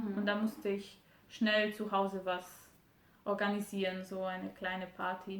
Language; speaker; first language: German; non-native, fluent; Romanian